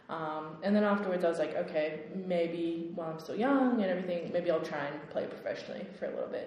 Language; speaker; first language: English; native; English